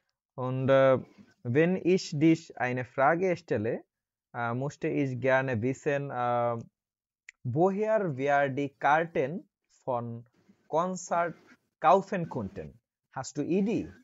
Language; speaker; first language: German; non-native, learner; Bangla